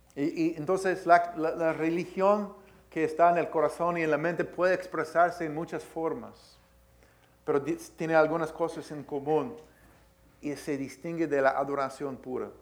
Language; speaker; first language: Spanish; early bilingual, heritage; Spanish